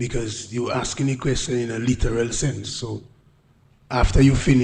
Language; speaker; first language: English; native; English